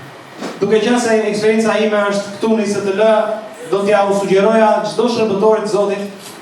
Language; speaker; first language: Albanian; native; Albanian